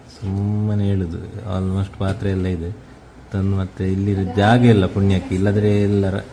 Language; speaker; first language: Kannada; non-native, local second language; Tulu